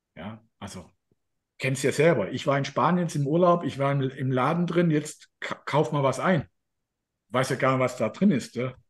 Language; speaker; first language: German; non-native, fluent; Slovak